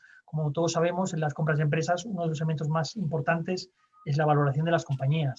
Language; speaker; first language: Spanish; native; Spanish